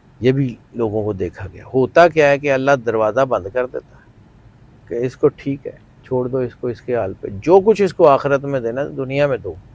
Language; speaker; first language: Urdu; non-native, local second language; Punjabi